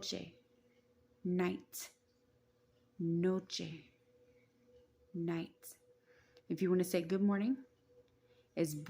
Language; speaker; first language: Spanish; non-native, learner; English